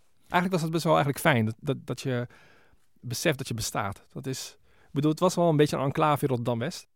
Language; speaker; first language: Dutch; early bilingual, other home language; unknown